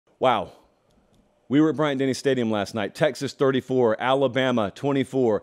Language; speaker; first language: English; native; English